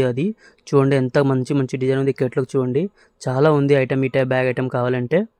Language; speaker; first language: Telugu; non-native, local second language; Hindi